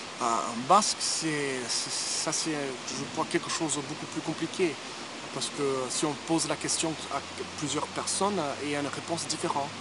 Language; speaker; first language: French; early bilingual, heritage; English